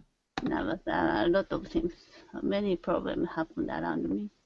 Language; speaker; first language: English; non-native, learner; Japanese